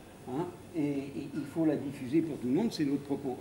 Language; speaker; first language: French; native; French